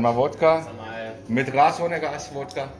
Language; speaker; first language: German; non-native, learner; Urdu